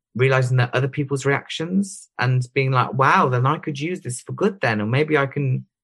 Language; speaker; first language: English; native; English